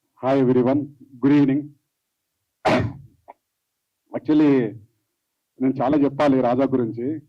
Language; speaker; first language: Telugu; native; Telugu